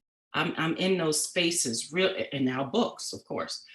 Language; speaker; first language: English; native; English